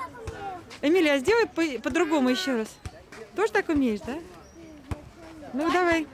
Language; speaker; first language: Russian; native; Russian